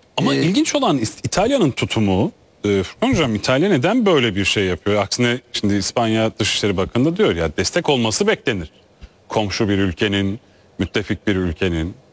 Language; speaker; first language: Turkish; native; Turkish